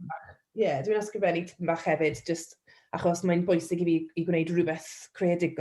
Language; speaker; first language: Welsh; non-native, local second language; English